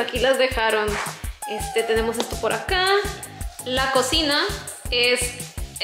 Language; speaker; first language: Spanish; native; Spanish